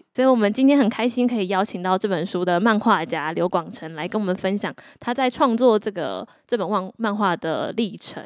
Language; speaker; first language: Chinese; native; Chinese